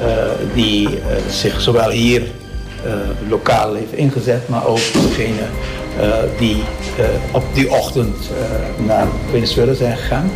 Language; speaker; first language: Dutch; non-native, local second language; Papiamento